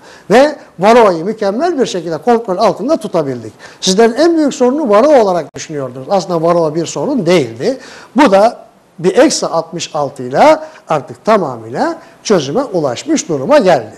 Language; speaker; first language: Turkish; native; Turkish